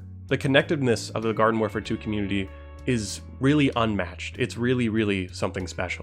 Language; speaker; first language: English; native; English